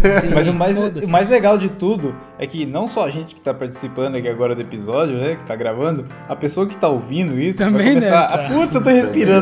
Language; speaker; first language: Portuguese; native; Portuguese